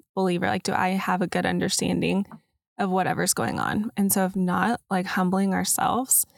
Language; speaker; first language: English; native; English